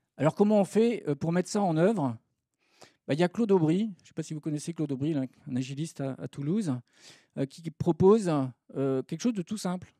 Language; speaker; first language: French; native; French